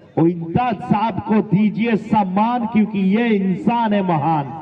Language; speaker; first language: Hindi; non-native, local second language; Bangla